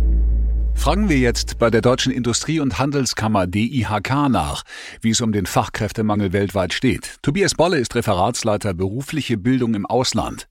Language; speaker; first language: German; native; German